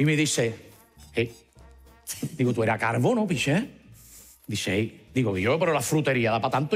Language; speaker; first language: Spanish; native; Spanish